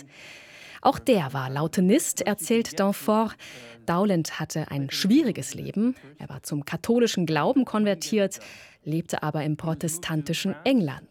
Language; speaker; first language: German; native; German